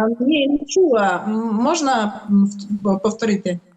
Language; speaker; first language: Ukrainian; non-native, local second language; Russian